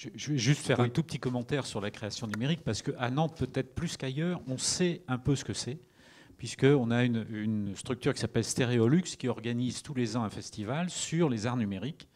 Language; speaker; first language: French; native; French